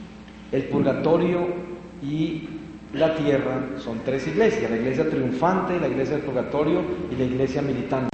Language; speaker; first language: Spanish; native; Spanish